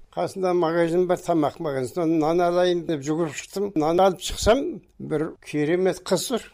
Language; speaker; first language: Kazakh; native; Kazakh